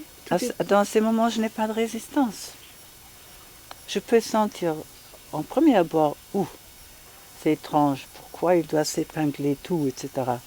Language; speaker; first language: French; non-native, fluent; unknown